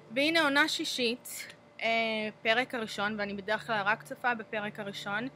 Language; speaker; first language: Hebrew; early bilingual, heritage; Hebrew